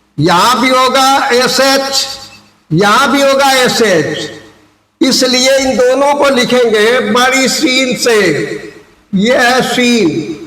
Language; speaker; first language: Hindi; native; Hindi